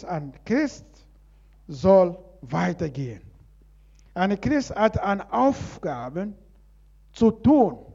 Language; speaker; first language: German; non-native, learner; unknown